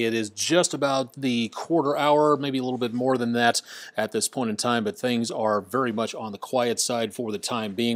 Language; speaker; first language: English; native; English